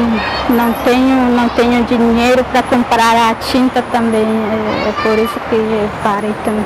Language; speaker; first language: Portuguese; non-native, local second language; Guarani